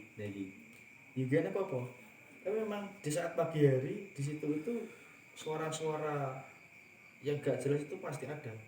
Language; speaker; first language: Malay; non-native, local second language; Javanese